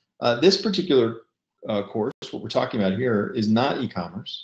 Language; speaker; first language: English; native; English